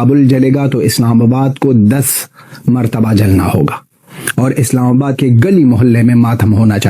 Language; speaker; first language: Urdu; non-native, fluent; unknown